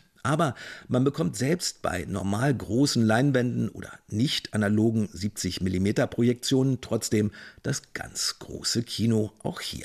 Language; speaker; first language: German; native; German